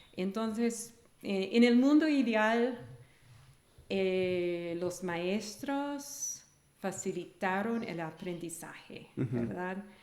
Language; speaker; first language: Spanish; non-native, fluent; English